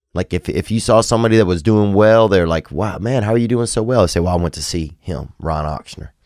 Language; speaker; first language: English; native; English